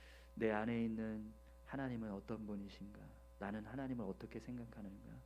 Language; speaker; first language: Korean; native; Korean